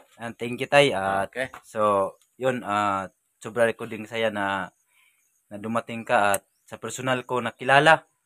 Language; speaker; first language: Filipino; non-native, local second language; Masbatenyo